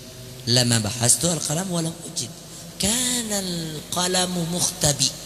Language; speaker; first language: Arabic; non-native, fluent; Indonesian